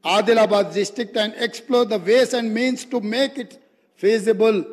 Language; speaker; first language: English; non-native, local second language; Telugu